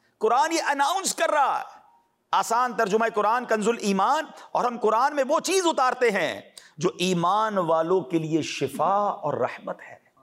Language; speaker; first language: Urdu; native; Urdu